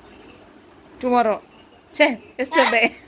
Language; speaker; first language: English; non-native, learner; Malayalam